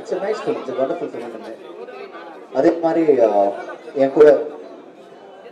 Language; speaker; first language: Tamil; native; Tamil